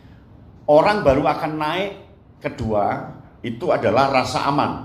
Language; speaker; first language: Indonesian; native; Indonesian